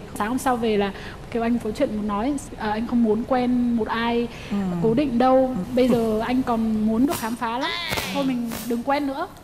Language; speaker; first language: Vietnamese; native; Vietnamese